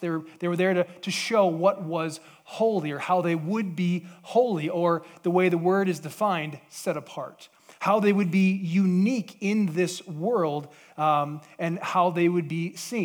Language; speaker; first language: English; native; English